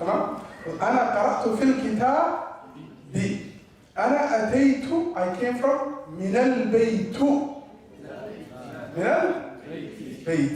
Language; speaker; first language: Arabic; non-native, fluent; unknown